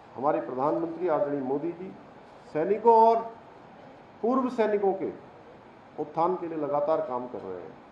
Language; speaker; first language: Hindi; native; Hindi